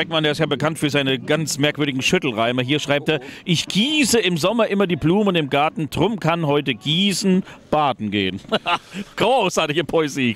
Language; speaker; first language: German; native; German